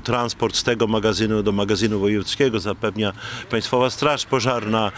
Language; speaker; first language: Polish; native; Polish